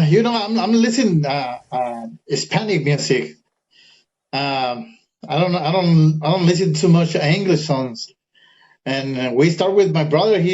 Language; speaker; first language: English; early bilingual, other home language; Spanish